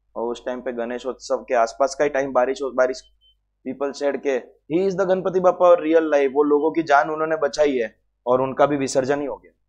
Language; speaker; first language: Hindi; native; Hindi